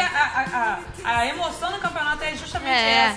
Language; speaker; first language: Portuguese; native; Portuguese